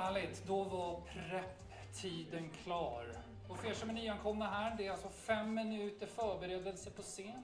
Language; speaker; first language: Swedish; native; Swedish